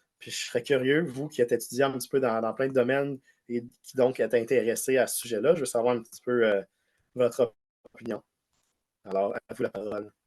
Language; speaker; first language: French; native; French